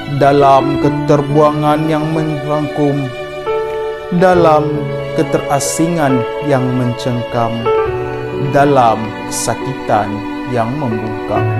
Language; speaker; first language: Malay; native; Malay